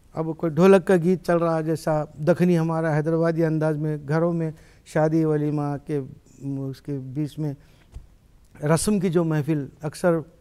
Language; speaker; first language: Hindi; native; Hindi